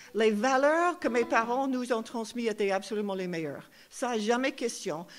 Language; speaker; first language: French; non-native, fluent; English